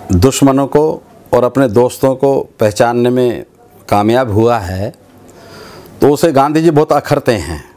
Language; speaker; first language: Hindi; native; Hindi